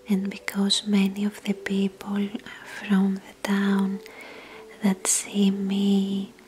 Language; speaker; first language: English; non-native, fluent; Greek